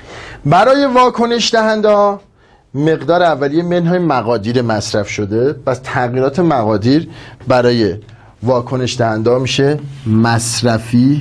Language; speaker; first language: Persian; native; Persian